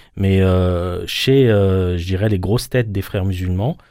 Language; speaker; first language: French; native; French